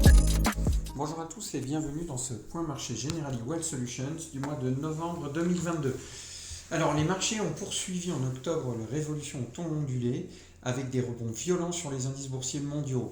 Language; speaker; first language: French; native; French